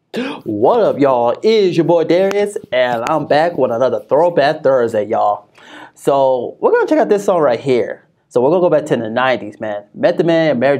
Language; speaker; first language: English; native; English